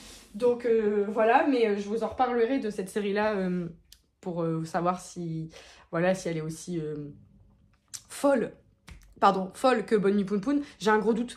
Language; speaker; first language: French; native; French